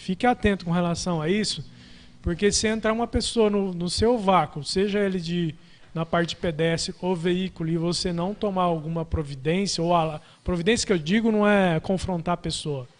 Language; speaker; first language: Portuguese; native; Portuguese